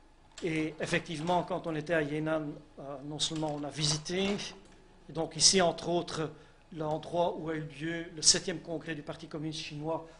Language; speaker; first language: French; native; French